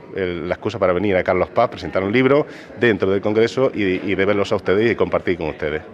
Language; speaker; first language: Spanish; native; Spanish